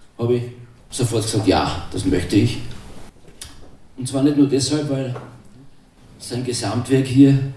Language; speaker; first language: German; non-native, local second language; Croatian